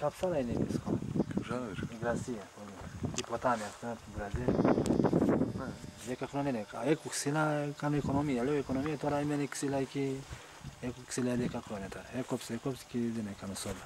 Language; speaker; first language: Greek; non-native, learner; Romanian